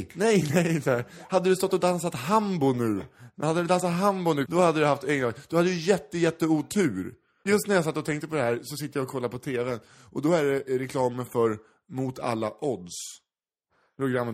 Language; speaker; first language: Swedish; native; Swedish